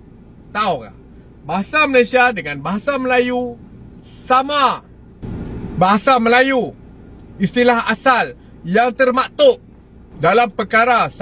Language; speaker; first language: Malay; native; Malay